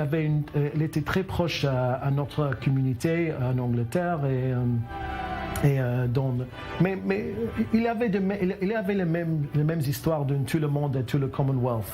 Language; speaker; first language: French; non-native, learner; English